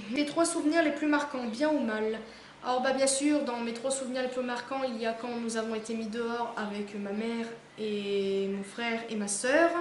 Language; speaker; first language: French; native; French